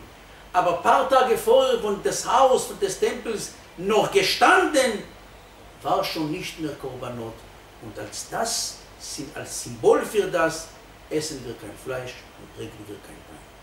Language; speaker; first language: German; non-native, fluent; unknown